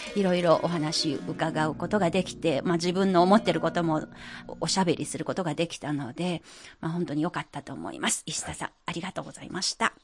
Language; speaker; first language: Japanese; non-native, fluent; Chinese